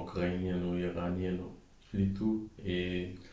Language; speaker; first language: French; non-native, learner; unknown